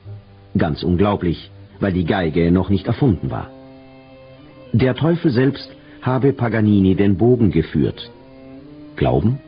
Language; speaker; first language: German; native; German